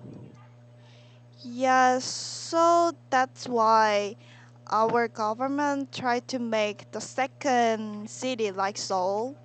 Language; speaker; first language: English; non-native, learner; Korean